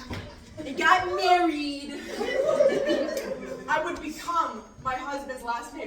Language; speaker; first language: English; native; English